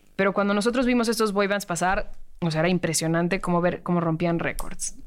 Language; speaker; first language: Spanish; native; Spanish